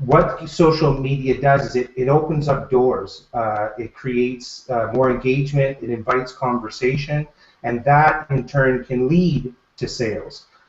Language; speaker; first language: English; native; English